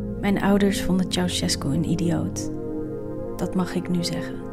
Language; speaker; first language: Dutch; early bilingual, other home language; Romanian